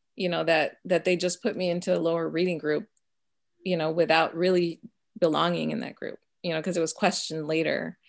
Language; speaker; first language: English; early bilingual, other home language; Spanish